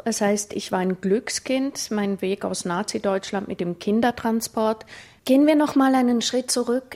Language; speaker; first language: German; native; German